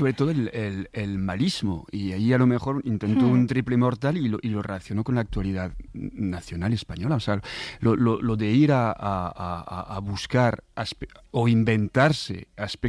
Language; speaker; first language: Spanish; non-native, fluent; German